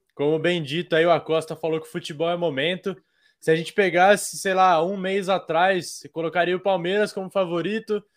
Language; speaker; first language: Portuguese; native; Portuguese